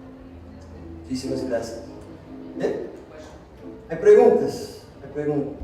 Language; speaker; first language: Spanish; non-native, fluent; English